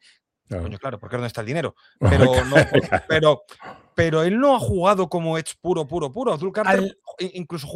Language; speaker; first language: Spanish; native; Spanish